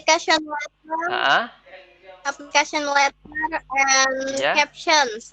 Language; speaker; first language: English; non-native, learner; Indonesian